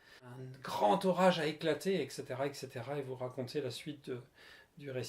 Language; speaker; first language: French; native; French